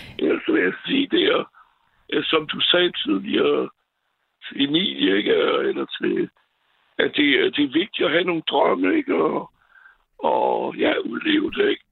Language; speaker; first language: Danish; non-native, fluent; French